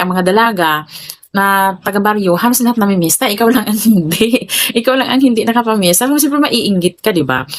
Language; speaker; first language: Filipino; non-native, local second language; Cebuano